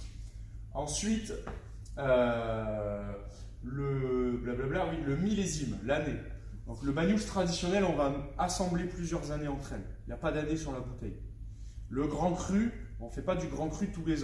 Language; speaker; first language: French; native; French